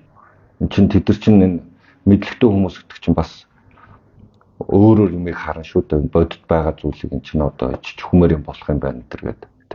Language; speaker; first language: Mongolian; native; Mongolian